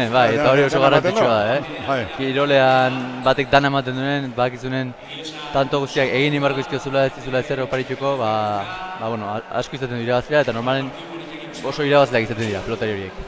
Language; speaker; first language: Basque; native; Basque